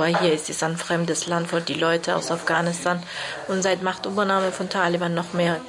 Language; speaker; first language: German; non-native, learner; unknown